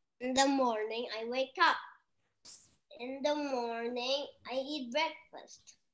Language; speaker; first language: English; non-native, local second language; Indonesian